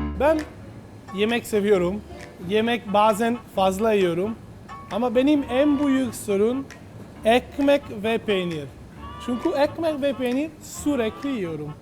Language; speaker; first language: Turkish; non-native, learner; Italian